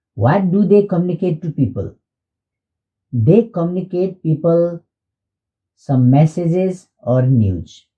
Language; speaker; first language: English; non-native, local second language; Nepali